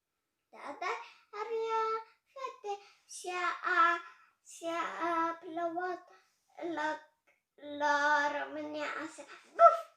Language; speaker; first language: Romanian; early bilingual, heritage; Romanian